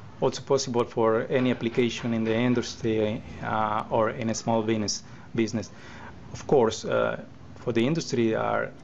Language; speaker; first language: English; non-native, learner; Spanish